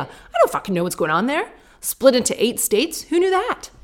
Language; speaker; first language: English; native; English